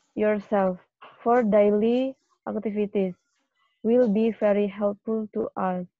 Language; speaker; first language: English; non-native, fluent; Indonesian